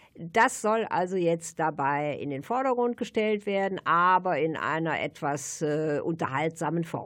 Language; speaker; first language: German; native; German